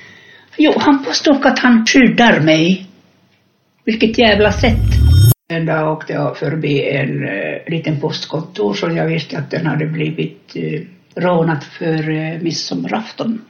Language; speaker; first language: Swedish; non-native, fluent; Finnish